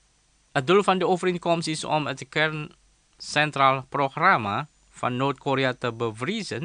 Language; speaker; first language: Dutch; non-native, fluent; Indonesian